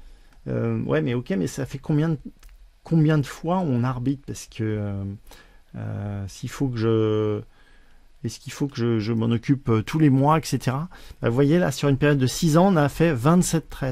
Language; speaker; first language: French; native; French